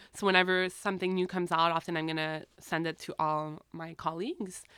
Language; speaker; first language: English; native; English